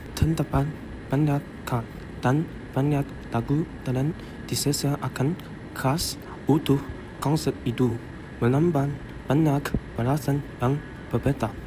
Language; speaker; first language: Malay; non-native, learner; Chinese